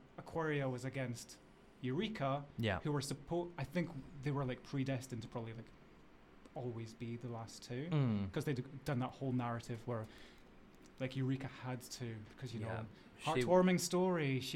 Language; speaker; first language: English; native; English